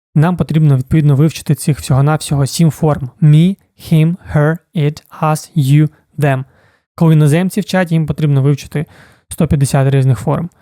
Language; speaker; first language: Ukrainian; native; Ukrainian